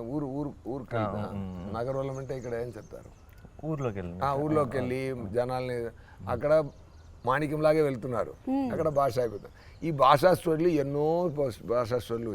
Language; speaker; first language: Telugu; non-native, fluent; Tamil